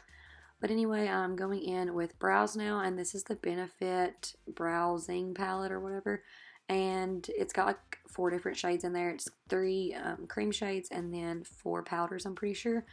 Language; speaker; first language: English; native; English